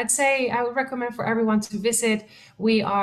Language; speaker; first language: English; non-native, fluent; Spanish